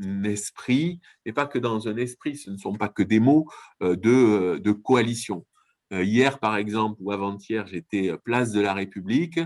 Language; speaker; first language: French; native; French